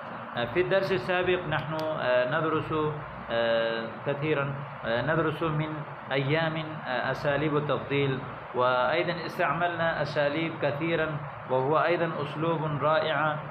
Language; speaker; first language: Arabic; non-native, fluent; Urdu